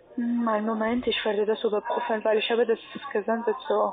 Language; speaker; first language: German; non-native, learner; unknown